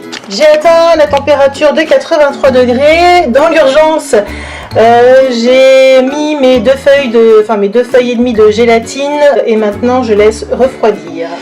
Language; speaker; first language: French; native; French